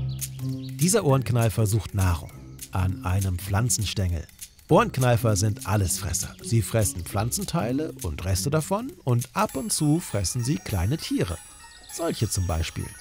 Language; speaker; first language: German; native; German